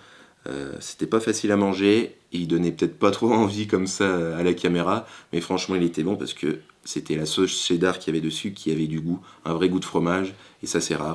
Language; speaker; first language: French; native; French